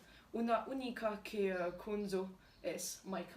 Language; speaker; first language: Spanish; non-native, learner; French